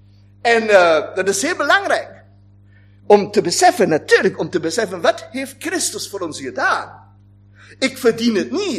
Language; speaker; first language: Dutch; non-native, fluent; German